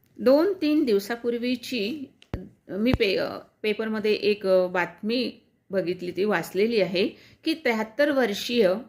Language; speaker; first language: Marathi; native; Marathi